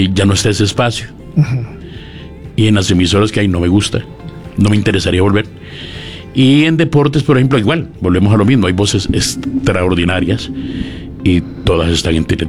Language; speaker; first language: Spanish; native; Spanish